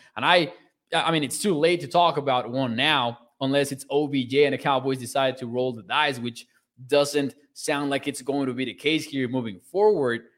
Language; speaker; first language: English; non-native, fluent; Spanish